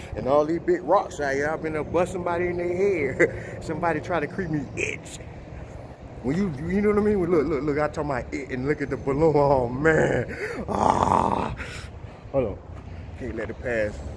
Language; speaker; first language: English; native; English